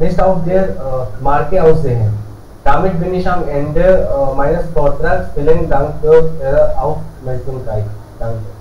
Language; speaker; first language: German; non-native, learner; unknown